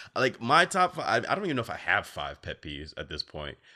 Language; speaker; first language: English; native; English